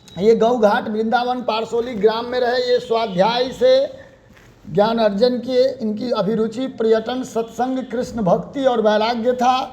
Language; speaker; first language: Hindi; native; Hindi